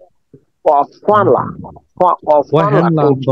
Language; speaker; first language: Chinese; non-native, learner; Bangla